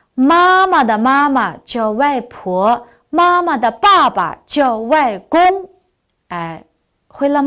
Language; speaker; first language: Chinese; non-native, local second language; Uyghur